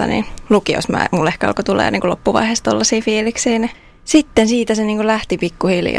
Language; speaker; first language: Finnish; native; Finnish